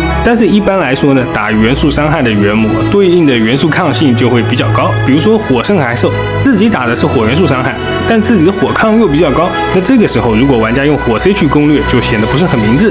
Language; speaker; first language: Chinese; native; Chinese